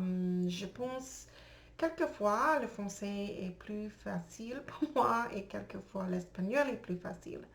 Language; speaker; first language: French; non-native, learner; English